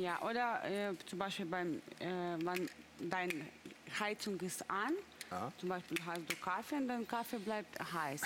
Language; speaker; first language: German; non-native, learner; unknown